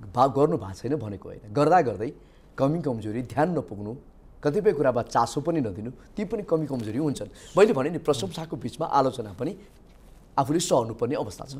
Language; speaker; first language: Nepali; native; Nepali